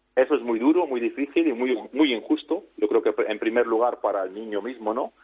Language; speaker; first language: Spanish; non-native, fluent; Dutch